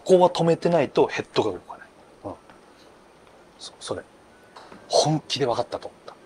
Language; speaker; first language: Japanese; native; Japanese